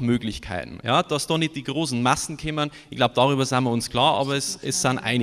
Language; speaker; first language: German; native; German